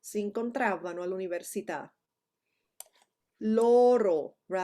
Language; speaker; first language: Italian; non-native, fluent; Spanish